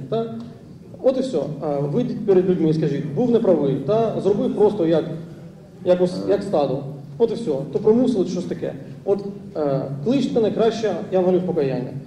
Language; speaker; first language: Ukrainian; non-native, local second language; Russian